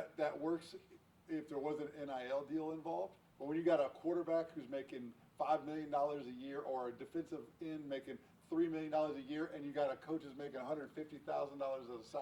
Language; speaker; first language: English; native; English